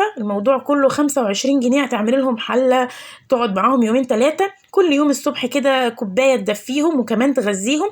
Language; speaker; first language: Arabic; native; Arabic